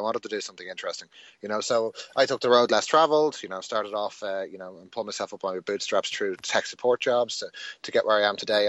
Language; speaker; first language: English; native; English